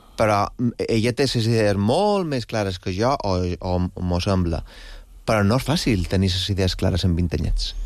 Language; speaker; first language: Catalan; native; Catalan